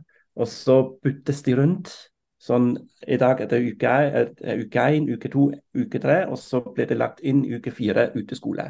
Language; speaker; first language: Norwegian; non-native, fluent; German